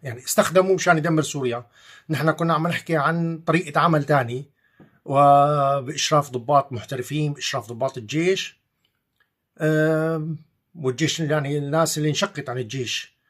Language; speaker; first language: Arabic; native; Arabic